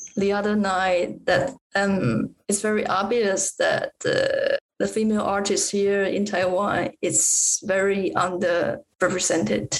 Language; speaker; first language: English; non-native, fluent; Chinese